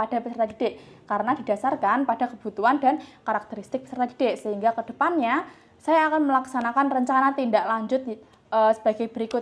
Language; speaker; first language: Indonesian; native; Indonesian